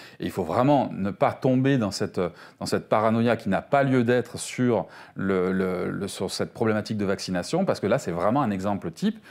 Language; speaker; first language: French; native; French